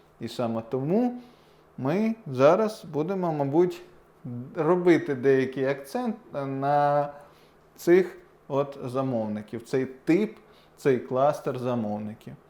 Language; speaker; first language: Ukrainian; non-native, local second language; Russian